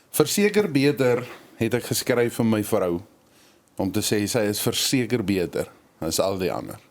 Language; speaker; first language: Afrikaans; native; Afrikaans